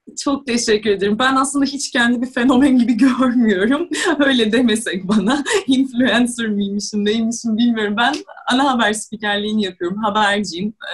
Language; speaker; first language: Turkish; non-native, fluent; Russian